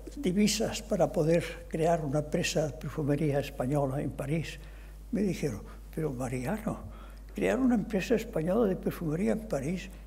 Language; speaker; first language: Spanish; non-native, local second language; Catalan